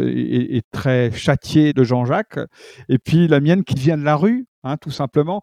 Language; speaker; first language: French; native; French